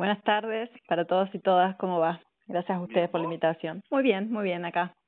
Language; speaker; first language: Spanish; native; Spanish